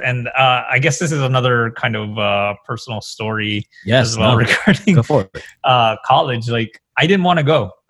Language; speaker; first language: English; non-native, local second language; Filipino